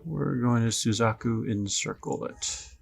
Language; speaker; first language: English; native; English